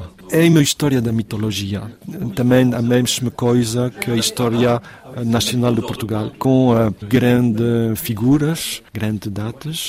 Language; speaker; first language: Portuguese; non-native, fluent; French